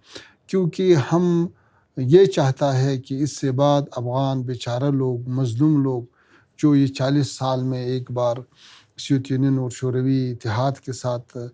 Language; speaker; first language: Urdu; non-native, fluent; Pashto